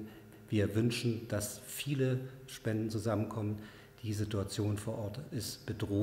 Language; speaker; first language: German; native; German